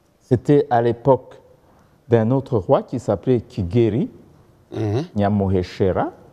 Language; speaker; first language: French; non-native, local second language; Kinyarwanda